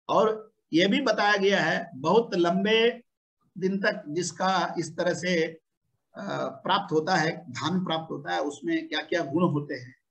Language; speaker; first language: Hindi; non-native, local second language; Telugu